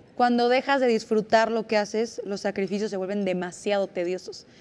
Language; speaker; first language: Spanish; native; Spanish